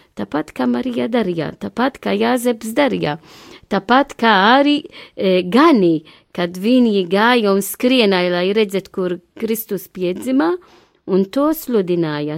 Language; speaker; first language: Latvian; non-native, learner; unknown